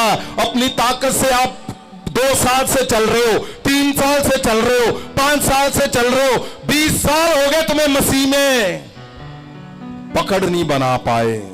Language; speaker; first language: Hindi; non-native, local second language; Punjabi